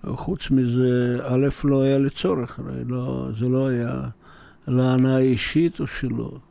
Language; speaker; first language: Hebrew; non-native, fluent; Russian